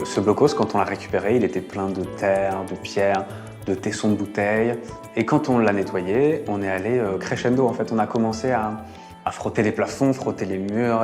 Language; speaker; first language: French; native; French